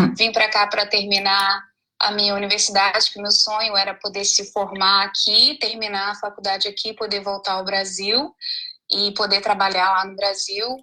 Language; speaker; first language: Portuguese; native; Portuguese